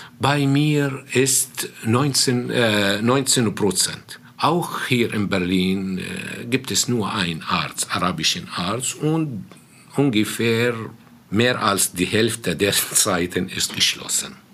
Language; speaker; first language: German; non-native, fluent; Arabic